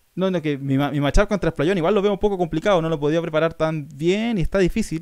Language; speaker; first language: Spanish; native; Spanish